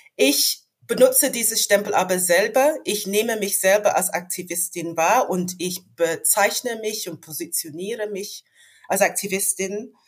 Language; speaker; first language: German; non-native, fluent; English